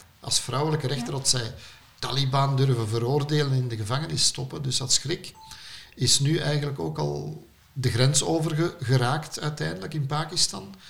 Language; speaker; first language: Dutch; native; Dutch